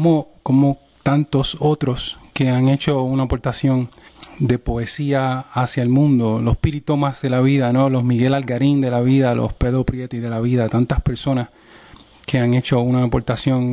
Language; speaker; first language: Spanish; native; Spanish